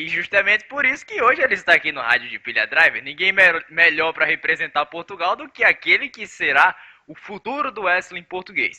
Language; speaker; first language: Portuguese; native; Portuguese